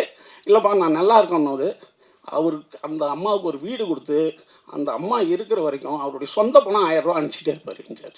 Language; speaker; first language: Tamil; native; Tamil